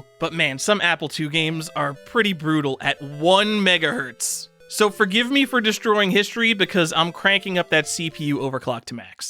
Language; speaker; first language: English; native; English